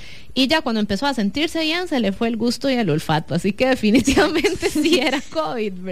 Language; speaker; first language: Spanish; native; Spanish